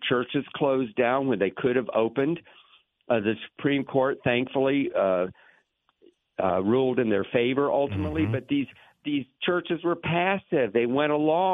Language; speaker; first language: English; native; English